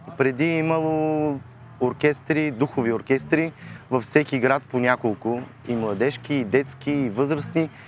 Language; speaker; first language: Bulgarian; early bilingual, heritage; Bulgarian